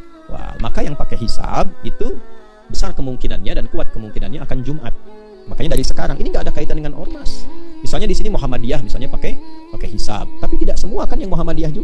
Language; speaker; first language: Indonesian; native; Indonesian